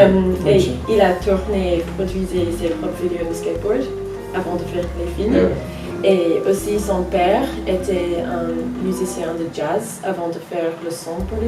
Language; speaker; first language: French; non-native, fluent; English